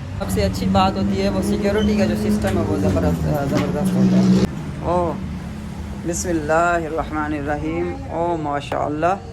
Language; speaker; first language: Urdu; non-native, local second language; Saraiki